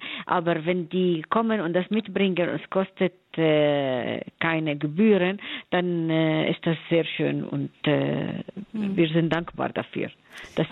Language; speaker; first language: German; non-native, fluent; Arabic